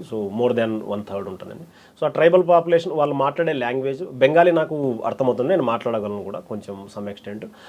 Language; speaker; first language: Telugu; native; Telugu